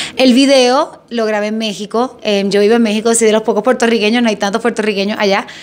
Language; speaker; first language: Spanish; native; Spanish